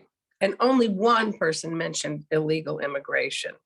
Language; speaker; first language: English; native; English